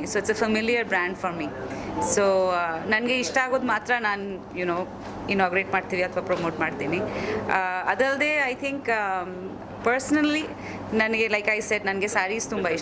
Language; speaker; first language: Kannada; non-native, fluent; Bangla